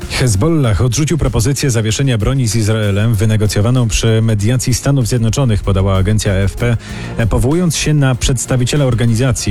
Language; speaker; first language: Polish; native; Polish